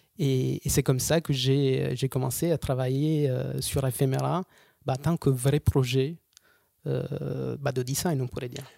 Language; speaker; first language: French; non-native, fluent; Italian